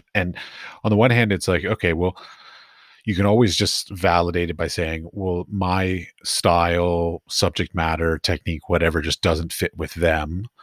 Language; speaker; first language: English; native; English